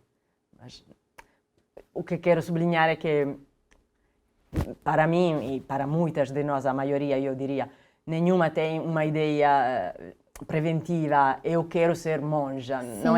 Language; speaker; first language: Portuguese; non-native, fluent; Italian